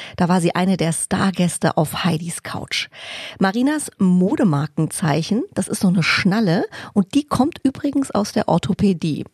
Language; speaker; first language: German; native; German